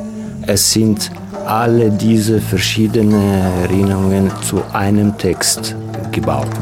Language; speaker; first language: German; non-native, fluent; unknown